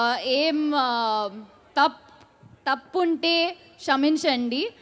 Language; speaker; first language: Telugu; non-native, learner; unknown